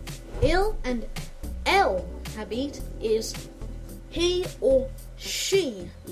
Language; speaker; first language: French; non-native, learner; English